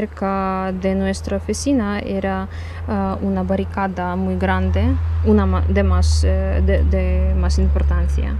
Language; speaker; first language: Spanish; non-native, learner; Ukrainian